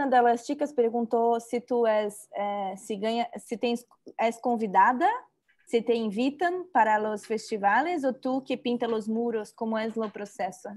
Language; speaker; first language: Spanish; non-native, learner; Portuguese